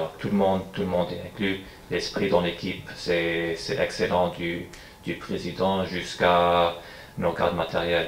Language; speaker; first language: French; non-native, fluent; English